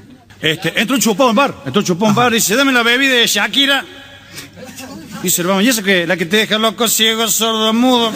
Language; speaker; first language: Spanish; native; Spanish